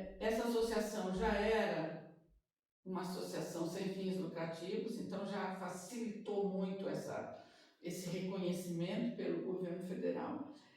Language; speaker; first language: Portuguese; native; Portuguese